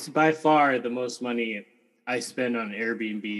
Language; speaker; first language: English; native; English